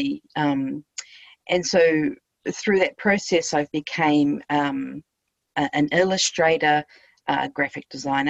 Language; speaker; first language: English; native; English